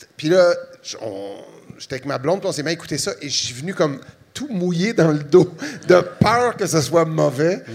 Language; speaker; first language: French; native; French